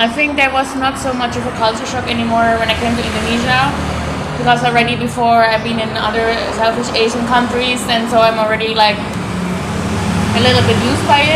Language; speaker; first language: English; non-native, fluent; Swiss German